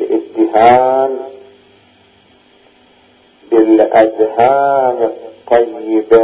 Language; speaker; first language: Arabic; native; Arabic